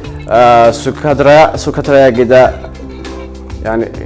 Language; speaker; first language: Turkish; non-native, learner; Arabic